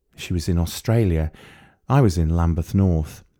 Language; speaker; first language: English; native; English